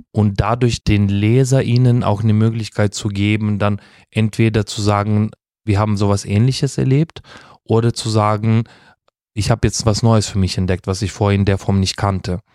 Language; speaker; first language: German; non-native, fluent; Russian